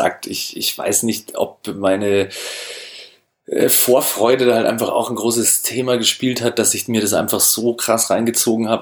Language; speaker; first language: German; native; German